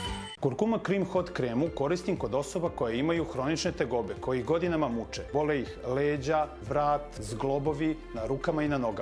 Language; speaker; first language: Bosnian; native; Bosnian